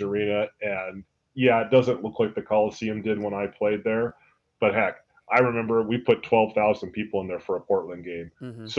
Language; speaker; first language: English; native; English